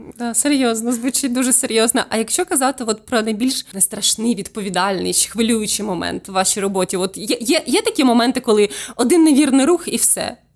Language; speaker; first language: Ukrainian; native; Ukrainian